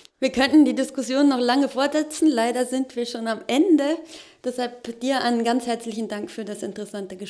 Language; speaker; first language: German; native; German